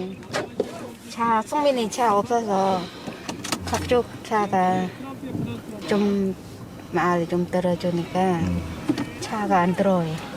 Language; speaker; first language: Korean; non-native, learner; Khmer